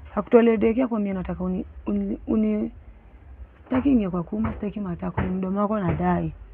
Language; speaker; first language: Swahili; native; Swahili